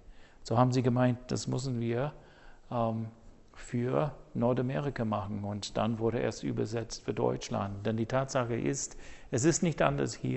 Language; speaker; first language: German; non-native, fluent; English